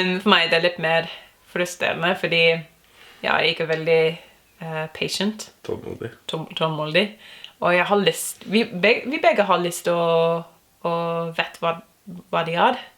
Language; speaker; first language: Norwegian; non-native, learner; English